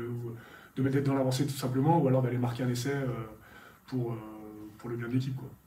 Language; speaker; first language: French; native; French